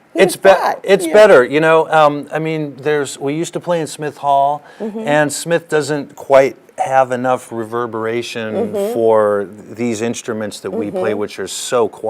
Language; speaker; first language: English; early bilingual, other home language; German